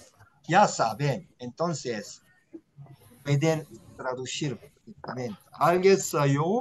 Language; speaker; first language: Spanish; non-native, learner; Korean